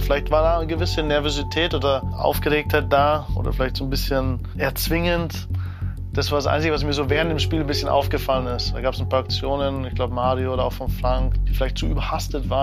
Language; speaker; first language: German; native; German